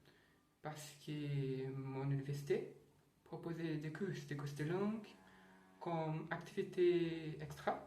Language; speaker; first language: French; non-native, learner; Portuguese